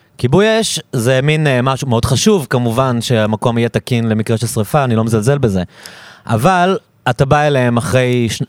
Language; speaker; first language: Hebrew; native; Hebrew